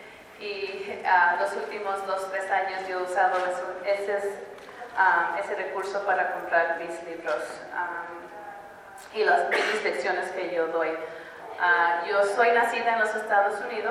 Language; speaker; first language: Spanish; early bilingual, heritage; Spanish